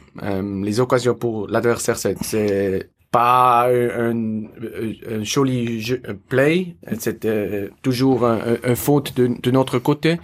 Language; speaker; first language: French; non-native, learner; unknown